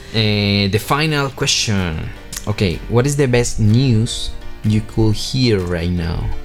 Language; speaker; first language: English; non-native, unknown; Spanish